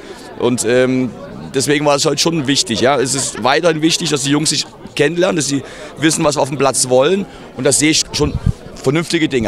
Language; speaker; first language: German; native; German